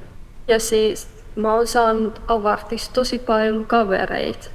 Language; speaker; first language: Finnish; non-native, fluent; Persian